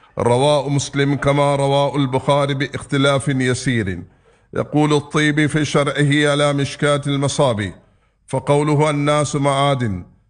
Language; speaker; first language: Arabic; non-native, fluent; Tamil